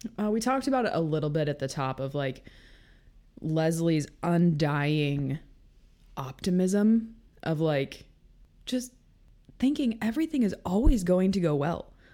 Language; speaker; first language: English; native; English